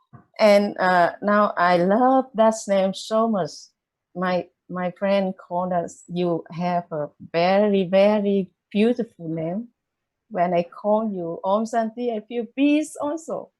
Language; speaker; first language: English; non-native, learner; Vietnamese